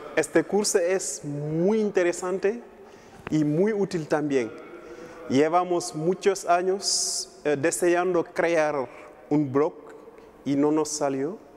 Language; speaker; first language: Spanish; non-native, fluent; Wolof